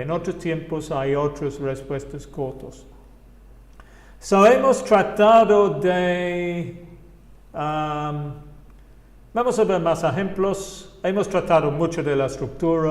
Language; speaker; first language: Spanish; non-native, fluent; English